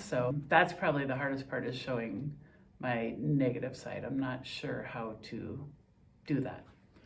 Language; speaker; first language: English; native; English